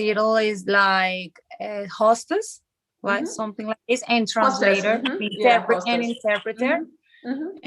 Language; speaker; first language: English; non-native, learner; Spanish